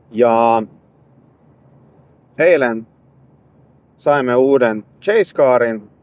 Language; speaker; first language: Finnish; non-native, fluent; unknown